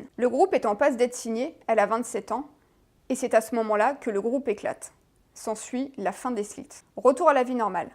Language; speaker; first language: French; native; French